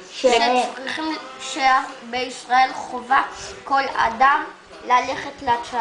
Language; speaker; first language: Hebrew; early bilingual, other home language; Spanish